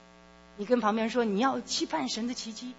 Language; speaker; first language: Chinese; native; Chinese